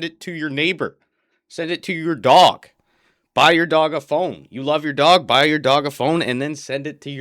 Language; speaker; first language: English; native; English